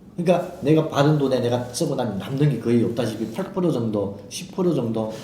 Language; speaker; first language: Korean; early bilingual, heritage; Korean